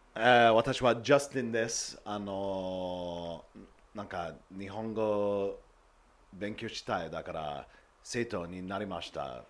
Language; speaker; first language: Japanese; non-native, learner; English